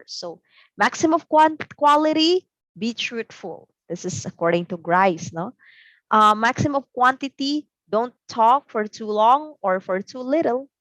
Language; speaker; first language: English; non-native, local second language; Cebuano